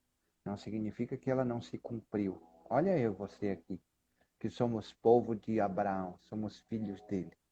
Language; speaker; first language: Portuguese; native; Portuguese